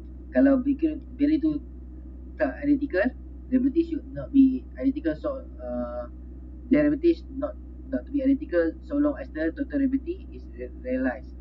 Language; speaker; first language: English; non-native, local second language; Malay